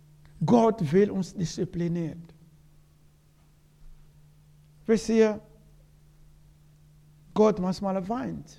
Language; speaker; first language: German; non-native, learner; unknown